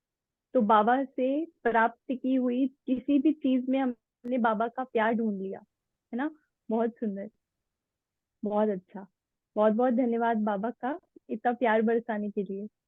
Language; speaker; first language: Hindi; native; Hindi